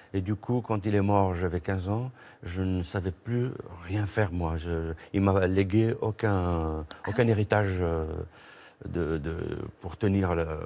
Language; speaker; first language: French; non-native, local second language; Kabyle